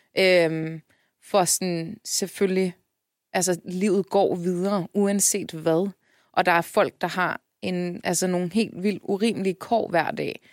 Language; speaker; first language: Danish; early bilingual, other home language; Turkish